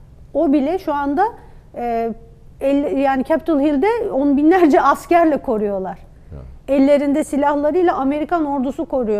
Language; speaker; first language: Turkish; native; Turkish